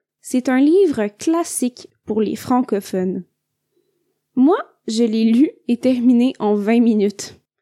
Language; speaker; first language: French; native; French